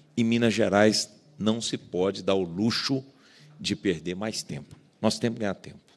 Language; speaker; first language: Portuguese; native; Portuguese